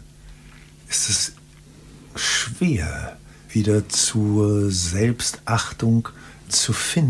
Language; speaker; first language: German; native; German